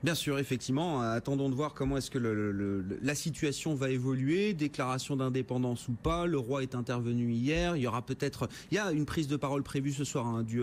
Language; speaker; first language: French; native; French